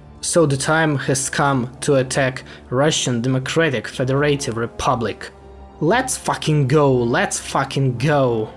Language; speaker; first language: English; non-native, fluent; Ukrainian